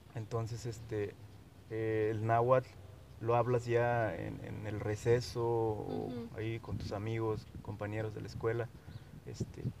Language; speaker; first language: Spanish; non-native, local second language; Nahuatl languages